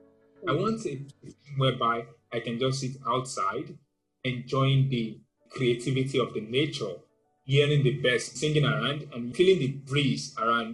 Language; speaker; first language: English; non-native, local second language; Yoruba